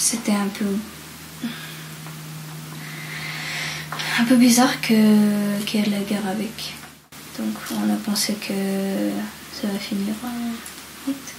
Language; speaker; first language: French; non-native, fluent; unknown